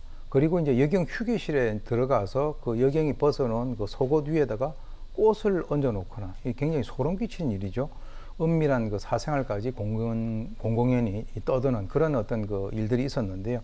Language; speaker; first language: Korean; native; Korean